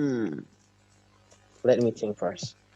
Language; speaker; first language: English; non-native, learner; Indonesian